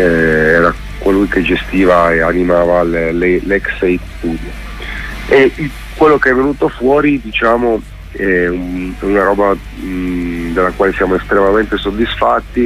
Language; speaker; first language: Italian; native; Italian